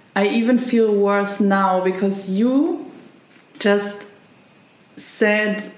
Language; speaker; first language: English; non-native, fluent; German